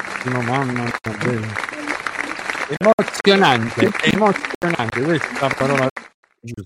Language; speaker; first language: Italian; native; Italian